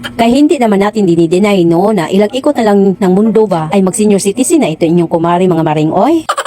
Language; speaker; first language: Filipino; non-native, local second language; Cebuano